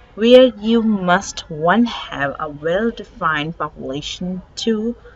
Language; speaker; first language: English; non-native, local second language; Urdu